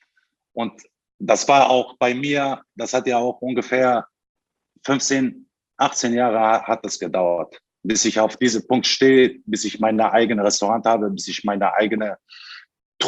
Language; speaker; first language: German; non-native, fluent; Turkish